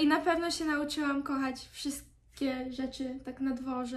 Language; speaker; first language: Polish; early bilingual, heritage; Polish